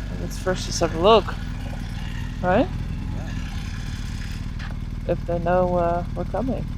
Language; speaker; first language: English; non-native, fluent; Dutch